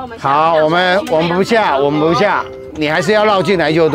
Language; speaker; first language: Chinese; native; Chinese